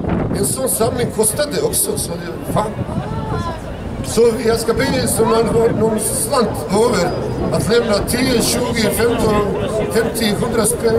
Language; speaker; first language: Swedish; non-native, fluent; Bosnian